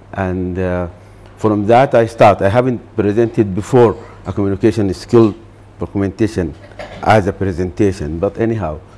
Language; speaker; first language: English; non-native, fluent; Arabic